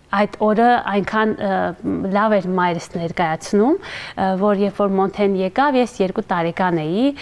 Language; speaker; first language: Armenian; native; Armenian